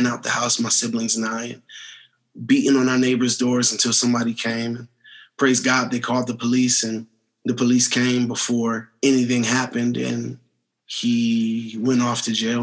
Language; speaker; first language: English; native; English